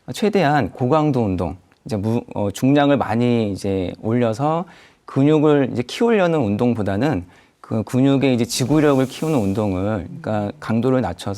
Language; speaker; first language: Korean; native; Korean